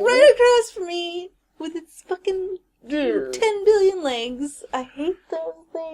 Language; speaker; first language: English; native; English